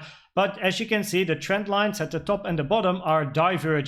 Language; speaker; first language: English; non-native, fluent; Dutch